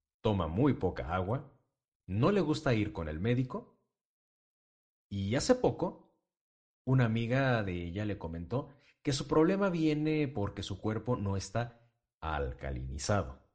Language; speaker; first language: Spanish; native; Spanish